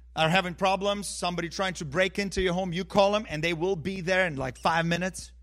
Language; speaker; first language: English; early bilingual, other home language; Ukrainian